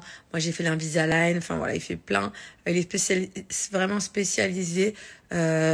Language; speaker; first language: French; native; French